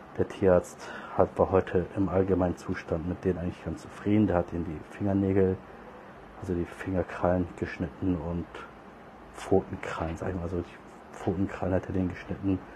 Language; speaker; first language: German; early bilingual, other home language; Turkish